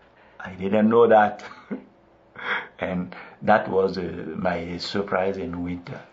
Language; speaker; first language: English; non-native, local second language; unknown